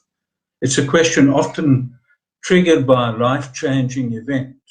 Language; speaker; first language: English; native; English